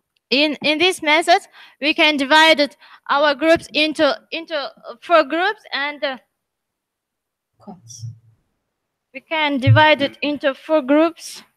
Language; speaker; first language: English; non-native, learner; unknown